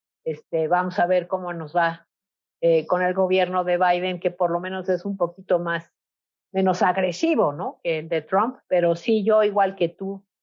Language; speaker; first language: Spanish; native; Spanish